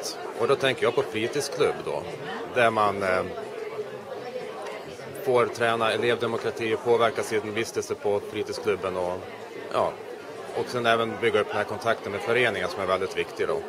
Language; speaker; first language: Swedish; native; Swedish